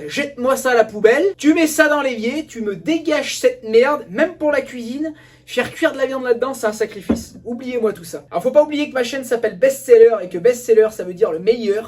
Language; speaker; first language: French; native; French